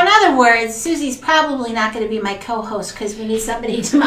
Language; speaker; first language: English; native; English